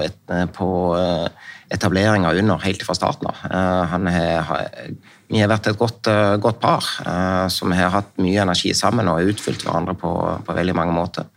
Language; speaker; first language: Norwegian; native; Norwegian